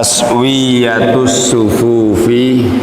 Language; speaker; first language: Arabic; non-native, fluent; Indonesian